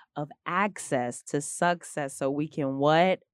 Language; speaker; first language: English; native; English